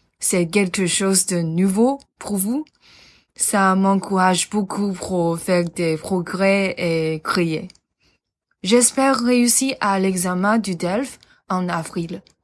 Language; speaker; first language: French; non-native, learner; Chinese